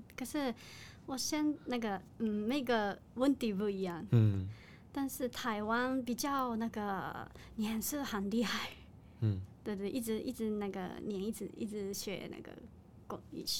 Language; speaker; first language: Chinese; non-native, learner; Japanese